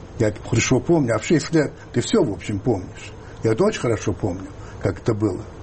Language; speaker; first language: Russian; non-native, fluent; French